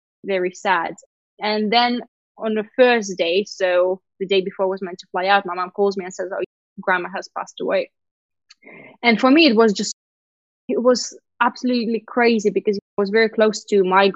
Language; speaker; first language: English; non-native, fluent; Russian